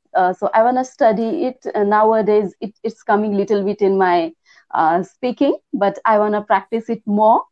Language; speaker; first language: English; non-native, local second language; Hindi